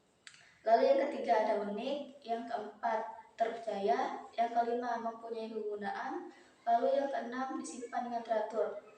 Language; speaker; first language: Indonesian; native; Indonesian